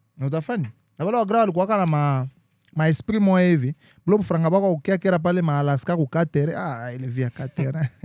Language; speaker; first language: Swahili; native; Swahili